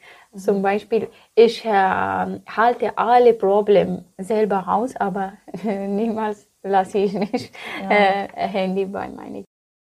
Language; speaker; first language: German; non-native, learner; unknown